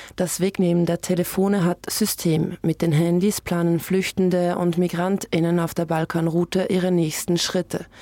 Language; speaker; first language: German; native; German